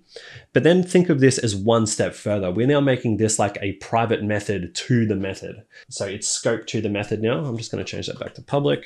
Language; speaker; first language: English; native; English